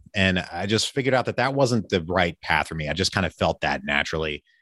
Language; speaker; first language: English; native; English